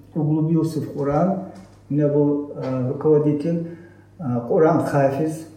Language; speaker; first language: Russian; non-native, local second language; Chechen